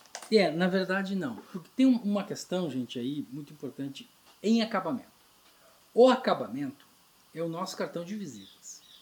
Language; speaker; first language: Portuguese; native; Portuguese